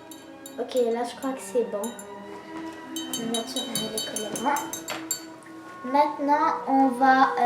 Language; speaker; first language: French; native; French